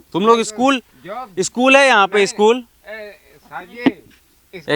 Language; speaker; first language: Hindi; native; Hindi